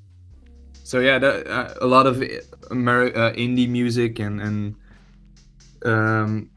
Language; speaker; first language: English; non-native, fluent; Dutch